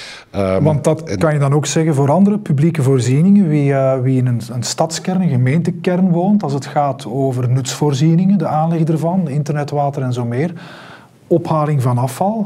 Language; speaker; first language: Dutch; native; Dutch